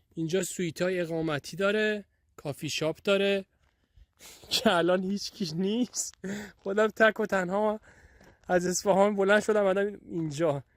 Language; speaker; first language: Persian; native; Persian